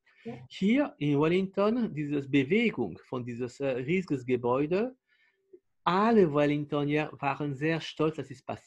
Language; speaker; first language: German; non-native, fluent; French